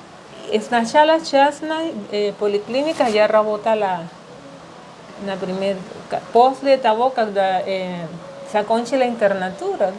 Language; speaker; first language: Russian; non-native, learner; Spanish